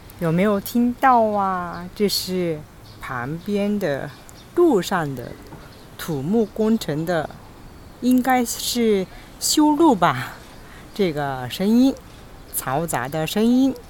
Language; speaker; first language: Chinese; non-native, fluent; Japanese